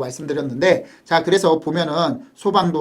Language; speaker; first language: Korean; native; Korean